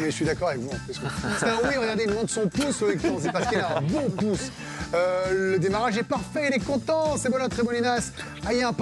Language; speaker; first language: French; native; French